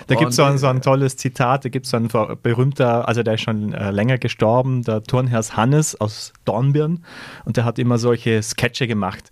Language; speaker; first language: German; native; German